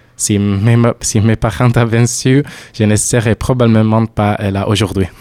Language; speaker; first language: French; non-native, learner; Italian